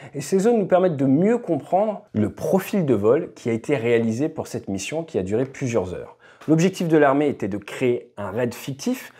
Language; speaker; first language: French; native; French